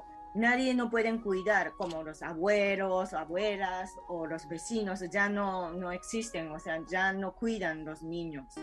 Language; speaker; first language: Spanish; non-native, fluent; Japanese